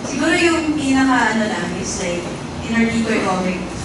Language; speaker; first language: Filipino; native; Filipino